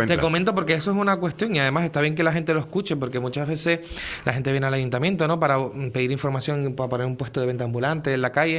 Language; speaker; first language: Spanish; native; Spanish